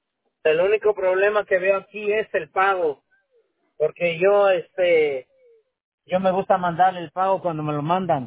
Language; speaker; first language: Spanish; native; Spanish